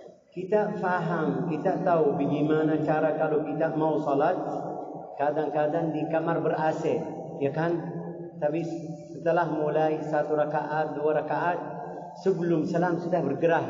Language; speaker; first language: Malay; non-native, learner; Arabic